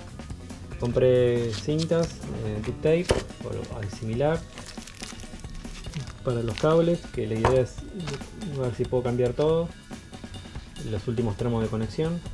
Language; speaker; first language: Spanish; native; Spanish